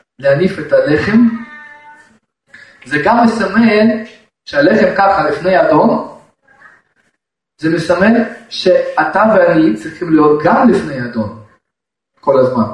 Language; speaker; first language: Hebrew; non-native, fluent; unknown